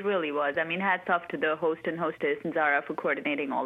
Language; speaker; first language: English; non-native, local second language; Urdu